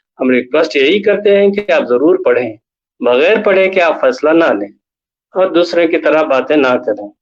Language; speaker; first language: Urdu; native; Urdu